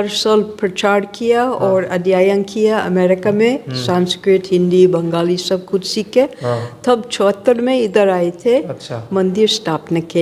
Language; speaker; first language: Hindi; non-native, fluent; English